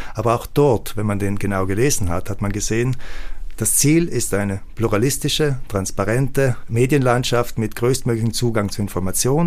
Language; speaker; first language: German; native; German